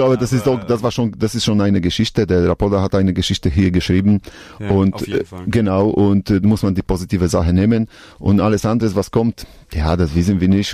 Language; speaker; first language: German; non-native, learner; Polish